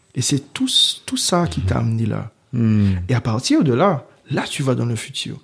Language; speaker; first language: French; early bilingual, other home language; Haitian Creole